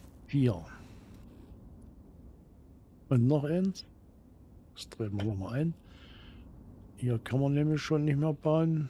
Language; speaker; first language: German; native; German